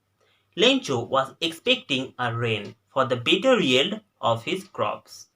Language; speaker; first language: English; non-native, local second language; Bangla